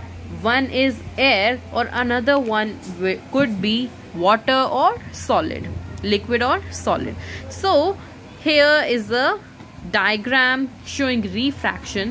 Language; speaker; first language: English; non-native, local second language; Hindi